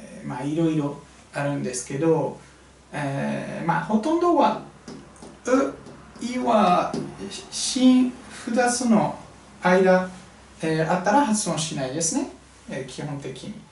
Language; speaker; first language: Japanese; non-native, fluent; French